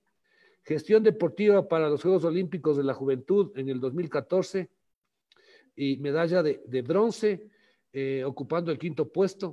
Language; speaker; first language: Spanish; native; Spanish